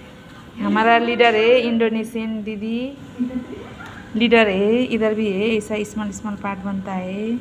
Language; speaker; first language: Hindi; non-native, learner; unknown